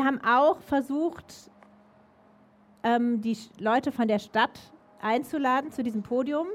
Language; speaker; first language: German; native; German